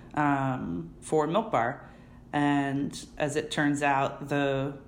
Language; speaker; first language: English; native; English